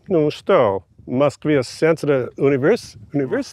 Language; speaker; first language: Russian; non-native, fluent; English